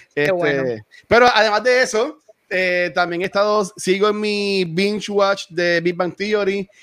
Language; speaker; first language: Spanish; native; Spanish